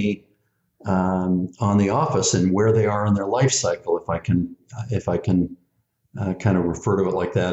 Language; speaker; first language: English; native; English